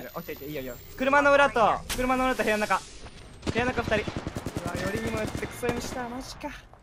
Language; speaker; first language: Japanese; native; Japanese